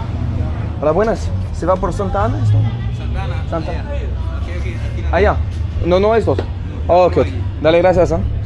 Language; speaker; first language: Spanish; non-native, learner; French